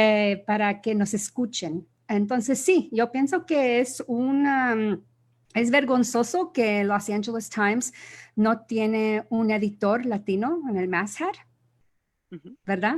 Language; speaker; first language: Spanish; early bilingual, other home language; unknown